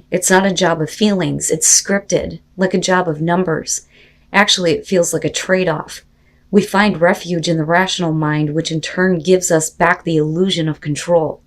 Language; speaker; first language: English; native; English